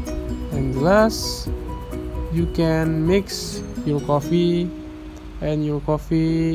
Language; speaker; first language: English; non-native, learner; Indonesian